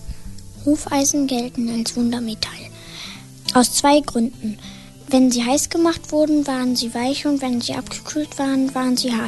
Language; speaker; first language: German; native; German